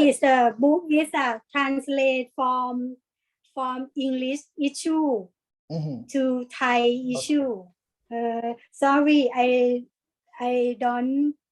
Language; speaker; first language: English; non-native, learner; Thai